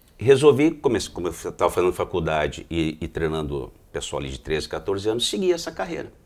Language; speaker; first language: Portuguese; native; Portuguese